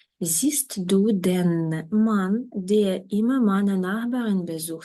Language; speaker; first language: German; non-native, fluent; Ukrainian